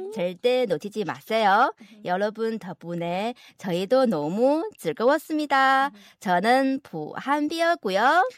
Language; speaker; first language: Korean; non-native, fluent; Chinese